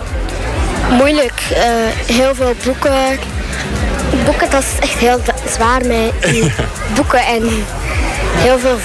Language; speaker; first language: Dutch; early bilingual, other home language; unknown